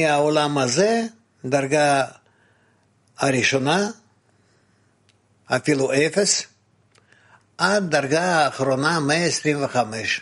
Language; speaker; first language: Hebrew; non-native, fluent; Russian